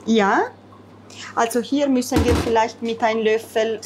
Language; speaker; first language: German; non-native, fluent; Italian